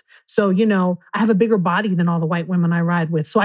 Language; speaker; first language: English; native; English